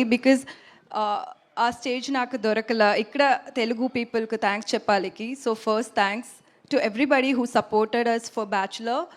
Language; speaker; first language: Telugu; non-native, learner; Tamil